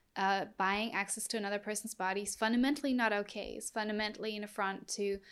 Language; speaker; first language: English; non-native, fluent; German